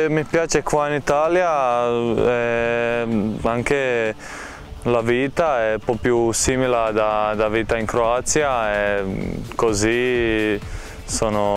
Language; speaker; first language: Italian; non-native, learner; Croatian